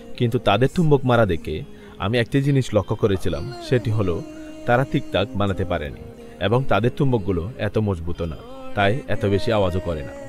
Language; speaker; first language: Bangla; non-native, local second language; Chakma